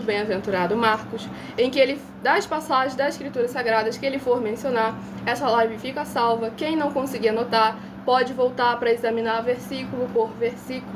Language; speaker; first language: Portuguese; native; Portuguese